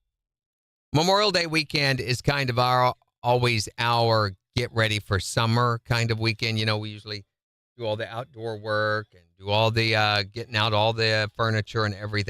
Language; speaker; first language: English; native; English